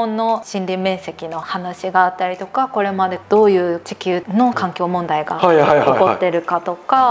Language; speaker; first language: Japanese; native; Japanese